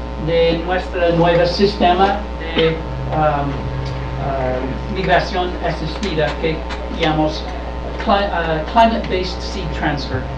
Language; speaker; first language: Spanish; non-native, learner; English